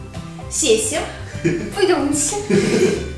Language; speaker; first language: Chinese; non-native, fluent; Russian